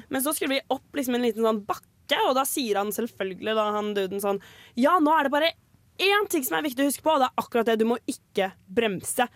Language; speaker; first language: Norwegian; native; Norwegian